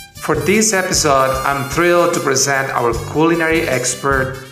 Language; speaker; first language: English; non-native, fluent; Spanish